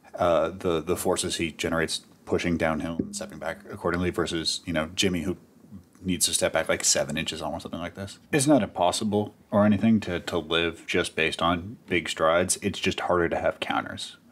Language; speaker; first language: English; native; English